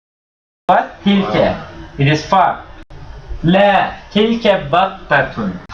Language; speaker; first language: Arabic; non-native, fluent; Turkish